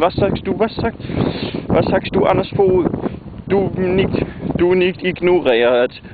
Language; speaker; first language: German; non-native, learner; Danish